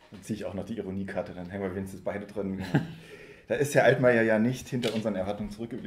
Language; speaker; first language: German; native; German